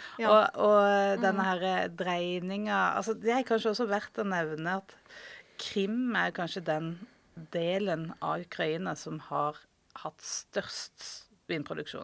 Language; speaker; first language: Norwegian; native; Norwegian